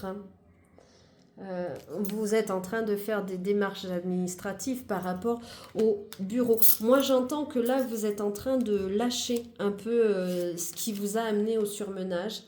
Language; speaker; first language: French; native; French